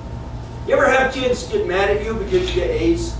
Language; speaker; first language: English; native; English